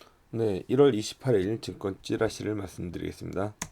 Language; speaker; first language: Korean; native; Korean